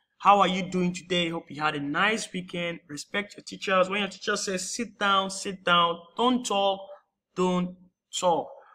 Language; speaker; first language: English; non-native, local second language; Yoruba